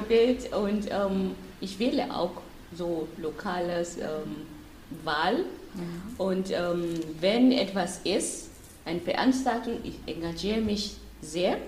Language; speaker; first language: German; non-native, fluent; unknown